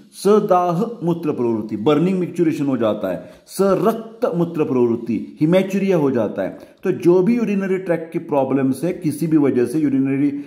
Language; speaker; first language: Hindi; non-native, local second language; Marathi